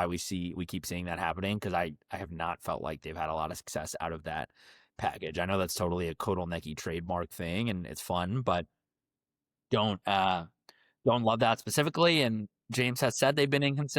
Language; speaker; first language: English; native; English